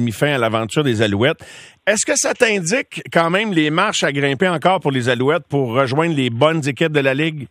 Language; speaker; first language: French; native; French